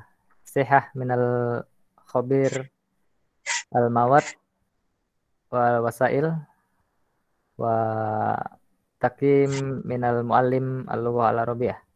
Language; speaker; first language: Arabic; non-native, learner; Indonesian